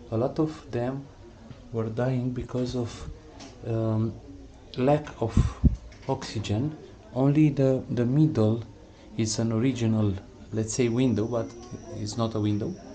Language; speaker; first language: English; non-native, fluent; Romanian